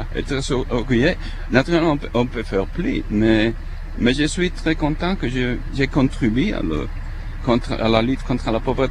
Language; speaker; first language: French; non-native, fluent; Spanish